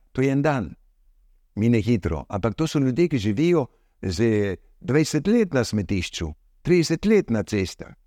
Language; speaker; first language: Slovenian; early bilingual, heritage; Slovenian